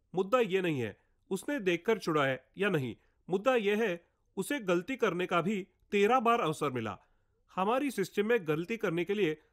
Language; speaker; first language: Hindi; non-native, local second language; Marathi